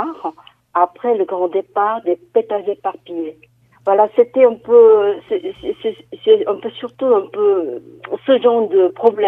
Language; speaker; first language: French; non-native, fluent; Korean